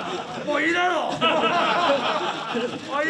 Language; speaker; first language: Japanese; native; Japanese